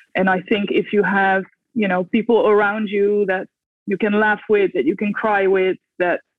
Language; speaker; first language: English; non-native, fluent; Dutch